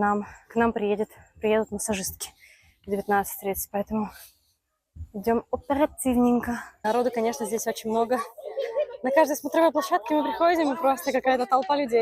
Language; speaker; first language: Russian; native; Russian